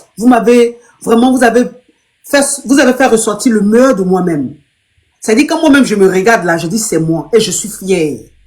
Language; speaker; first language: French; non-native, local second language; Lingala